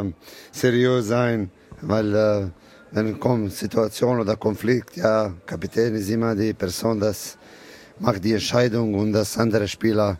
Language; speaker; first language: German; non-native, learner; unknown